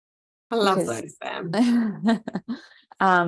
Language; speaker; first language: English; native; English